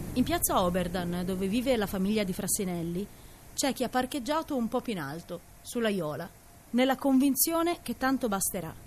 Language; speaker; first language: Italian; native; Italian